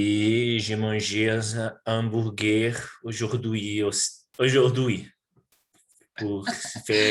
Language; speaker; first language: French; non-native, learner; Portuguese